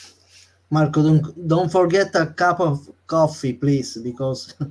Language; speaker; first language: English; non-native, learner; Italian